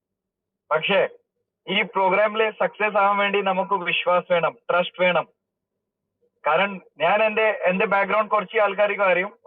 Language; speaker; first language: Malayalam; early bilingual, heritage; Malayalam